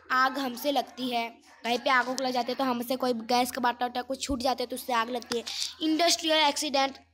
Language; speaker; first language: Hindi; non-native, local second language; Gujarati